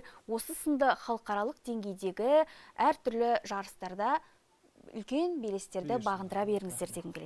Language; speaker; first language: Kazakh; native; Kazakh